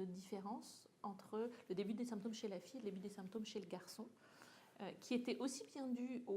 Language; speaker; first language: French; native; French